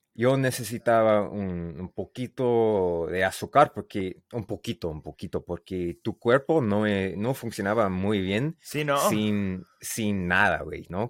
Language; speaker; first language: Spanish; non-native, learner; English